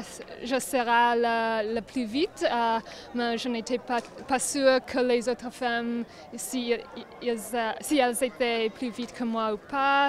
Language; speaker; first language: French; non-native, fluent; English